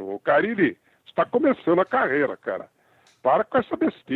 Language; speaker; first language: Portuguese; native; Portuguese